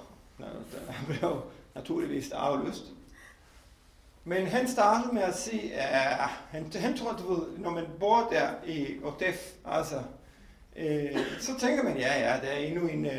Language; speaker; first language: Danish; non-native, fluent; Hebrew